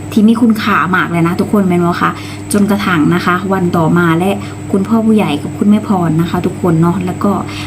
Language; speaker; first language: Thai; native; Thai